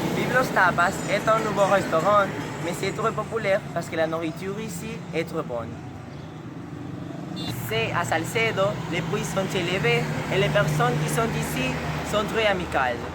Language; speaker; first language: French; non-native, learner; Spanish